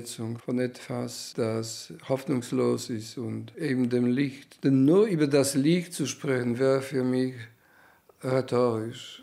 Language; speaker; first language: German; non-native, fluent; Polish